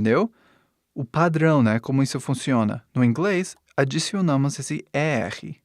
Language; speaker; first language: Portuguese; non-native, fluent; English